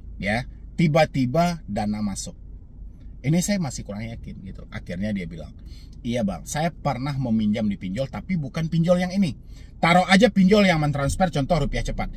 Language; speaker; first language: Indonesian; non-native, local second language; Minangkabau